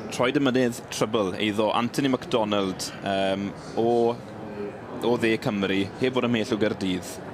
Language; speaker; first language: Welsh; native; Welsh